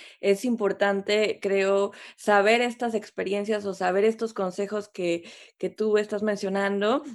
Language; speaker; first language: Spanish; native; Spanish